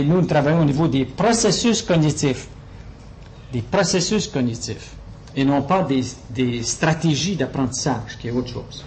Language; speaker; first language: French; native; French